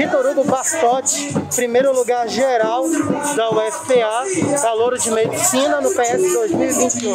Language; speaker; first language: Portuguese; native; Portuguese